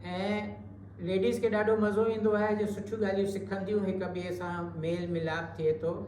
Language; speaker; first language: Sindhi; early bilingual, heritage; Sindhi